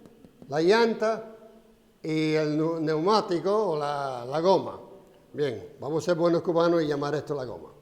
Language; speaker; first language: Spanish; non-native, fluent; English